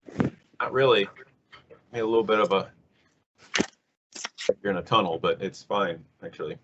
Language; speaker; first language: English; native; English